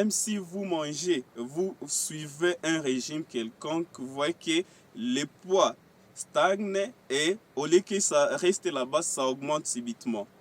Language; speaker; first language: French; non-native, local second language; Swahili